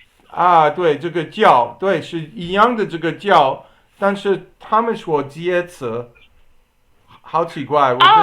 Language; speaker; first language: Chinese; non-native, learner; English